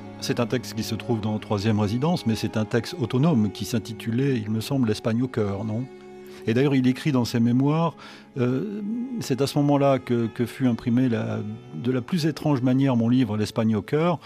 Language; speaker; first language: French; native; French